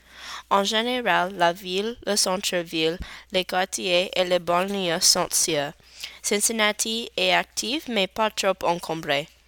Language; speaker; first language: French; non-native, learner; English